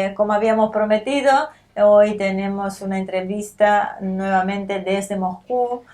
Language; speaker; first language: Spanish; native; Spanish